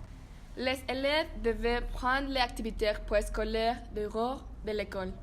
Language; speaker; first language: French; non-native, learner; Spanish